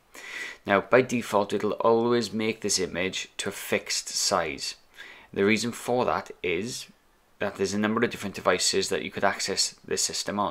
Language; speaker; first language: English; native; English